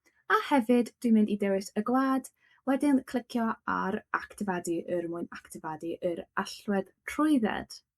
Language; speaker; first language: Welsh; non-native, local second language; English